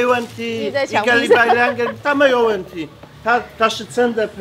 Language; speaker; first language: Chinese; non-native, learner; Polish